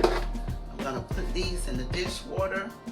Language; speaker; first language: English; native; English